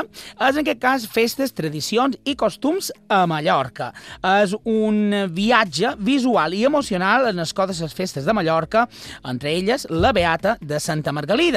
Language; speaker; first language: Catalan; native; Catalan